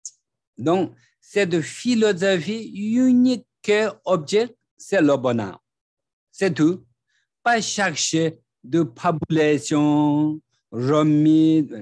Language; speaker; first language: French; non-native, learner; Tibetan